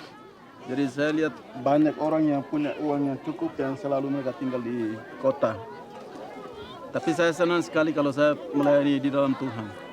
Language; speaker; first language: Indonesian; non-native, local second language; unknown